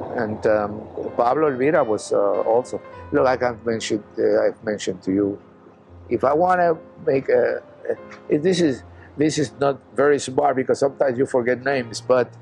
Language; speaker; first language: English; non-native, fluent; Spanish